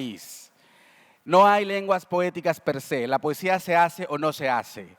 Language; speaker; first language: Spanish; native; Spanish